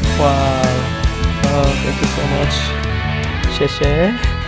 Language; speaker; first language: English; non-native, learner; Korean